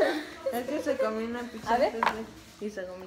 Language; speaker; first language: Spanish; early bilingual, other home language; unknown